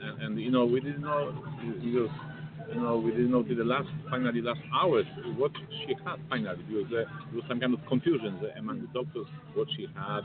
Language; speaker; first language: English; non-native, fluent; Polish